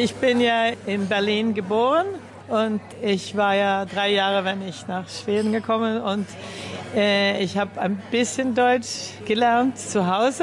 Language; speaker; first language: German; early bilingual, heritage; German